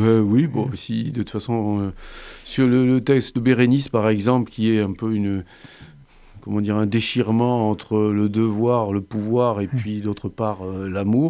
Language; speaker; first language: French; native; French